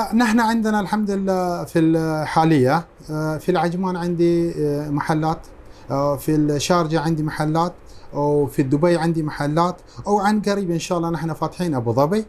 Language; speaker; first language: Arabic; non-native, fluent; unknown